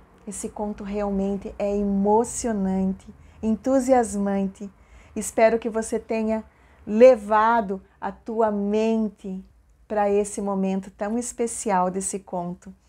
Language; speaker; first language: Portuguese; native; Portuguese